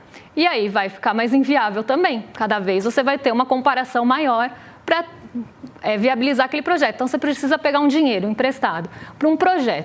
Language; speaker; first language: Portuguese; native; Portuguese